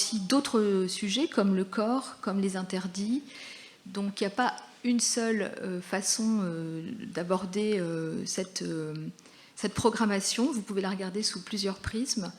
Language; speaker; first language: French; native; French